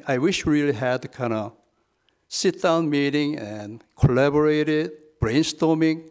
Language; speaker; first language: English; non-native, fluent; Korean